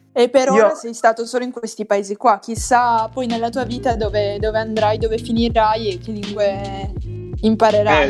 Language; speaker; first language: Italian; native; Italian